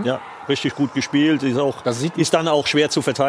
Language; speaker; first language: German; native; German